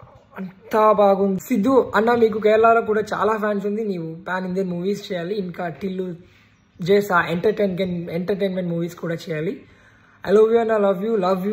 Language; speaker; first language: Telugu; non-native, learner; Malayalam